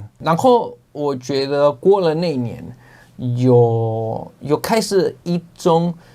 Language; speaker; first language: Chinese; non-native, fluent; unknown